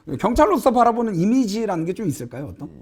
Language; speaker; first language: Korean; native; Korean